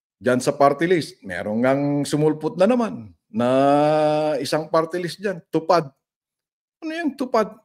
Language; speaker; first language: Filipino; non-native, local second language; Iloko